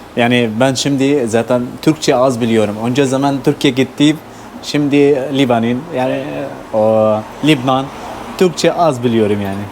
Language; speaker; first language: Turkish; non-native, learner; Arabic